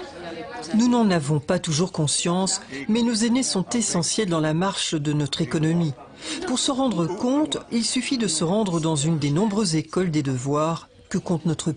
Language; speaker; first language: French; native; French